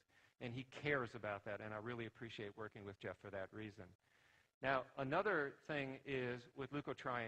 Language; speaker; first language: English; native; English